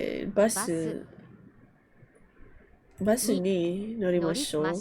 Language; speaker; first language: Japanese; non-native, learner; English